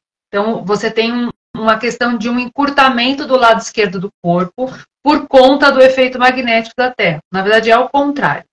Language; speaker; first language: Portuguese; native; Portuguese